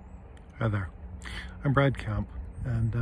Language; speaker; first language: English; native; English